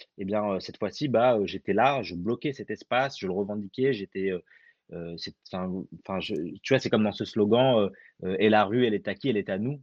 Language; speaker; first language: French; early bilingual, other home language; Arabic